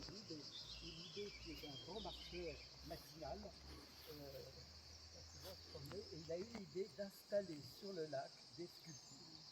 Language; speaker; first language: French; native; French